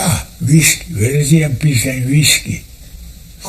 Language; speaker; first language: German; non-native, fluent; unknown